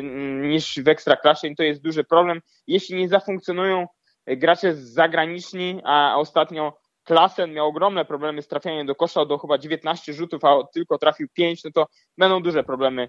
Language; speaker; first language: Polish; native; Polish